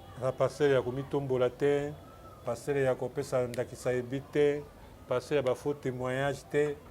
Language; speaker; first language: Lingala; native; Lingala